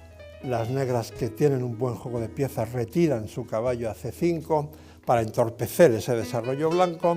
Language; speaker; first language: Spanish; native; Spanish